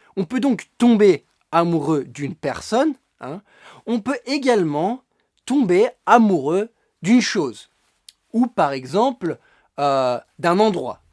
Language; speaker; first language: French; native; French